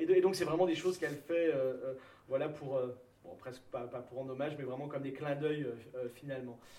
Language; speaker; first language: French; native; French